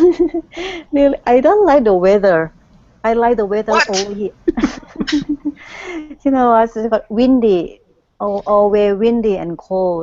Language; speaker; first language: English; non-native, learner; Thai